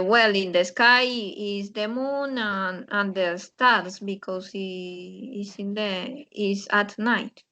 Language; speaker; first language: English; non-native, learner; Spanish